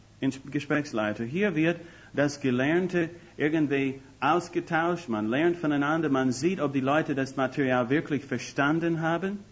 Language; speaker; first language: German; non-native, fluent; English